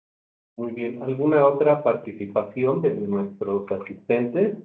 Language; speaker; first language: Spanish; native; Spanish